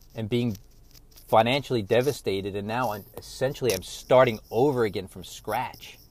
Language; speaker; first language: English; native; English